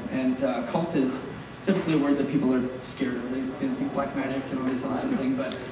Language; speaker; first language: English; native; English